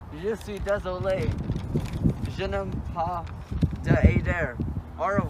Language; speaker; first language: French; non-native, learner; English